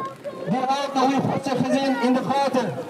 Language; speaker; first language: Dutch; non-native, fluent; Uyghur